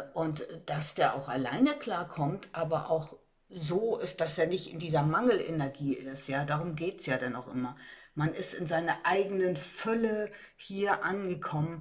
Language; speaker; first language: German; native; German